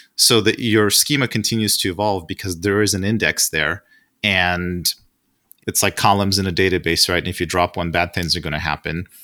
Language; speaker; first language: English; non-native, fluent; Russian